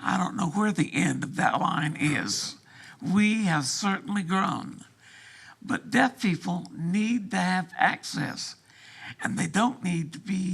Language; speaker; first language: English; early bilingual, other home language; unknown